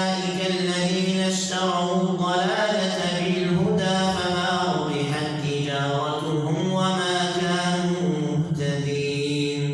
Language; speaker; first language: Arabic; native; Arabic